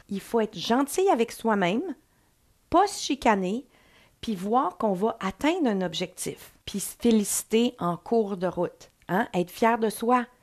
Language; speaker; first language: French; native; French